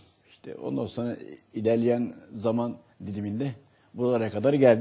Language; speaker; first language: Turkish; native; Turkish